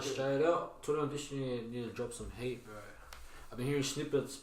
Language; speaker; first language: English; native; English